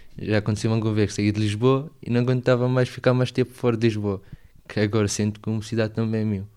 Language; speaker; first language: Portuguese; non-native, learner; Arabic